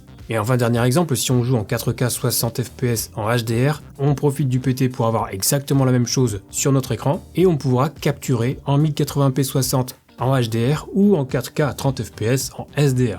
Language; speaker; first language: French; native; French